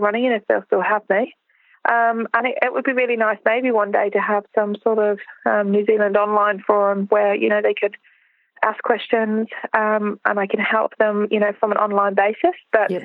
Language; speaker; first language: English; native; English